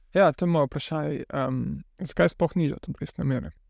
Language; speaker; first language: Slovenian; native; Slovenian